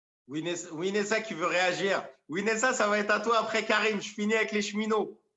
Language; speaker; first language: French; native; French